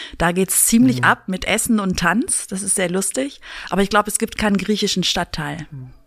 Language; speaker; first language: German; early bilingual, other home language; Greek